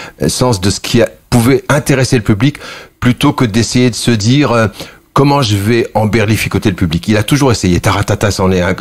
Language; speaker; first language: French; early bilingual, other home language; Kabyle